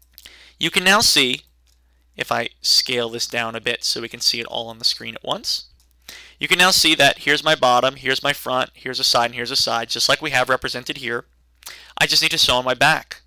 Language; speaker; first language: English; native; English